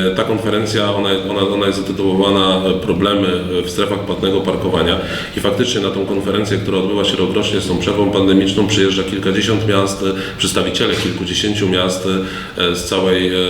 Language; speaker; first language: Polish; native; Polish